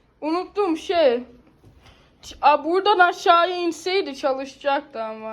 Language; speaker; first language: Turkish; early bilingual, heritage; Turkish